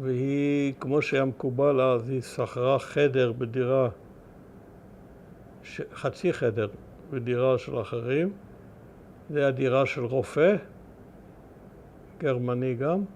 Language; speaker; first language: Hebrew; early bilingual, other home language; German